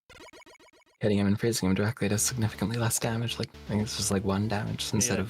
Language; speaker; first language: English; native; English